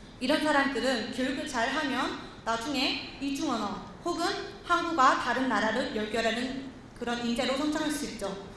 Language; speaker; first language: Korean; non-native, fluent; Vietnamese